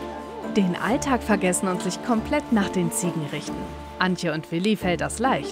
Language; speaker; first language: German; native; German